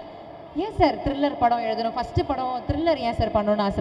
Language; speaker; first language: Tamil; native; Tamil